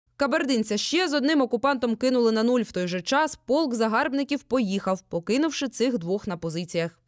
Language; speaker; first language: Ukrainian; native; Ukrainian